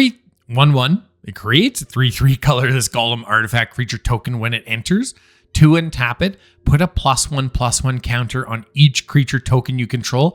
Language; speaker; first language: English; native; English